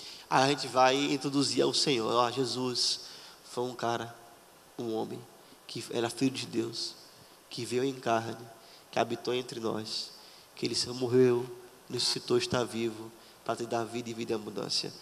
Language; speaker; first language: Portuguese; native; Portuguese